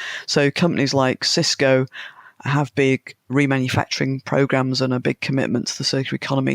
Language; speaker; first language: English; native; English